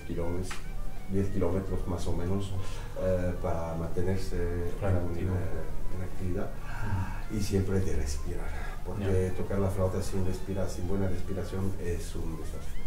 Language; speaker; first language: Spanish; non-native, fluent; French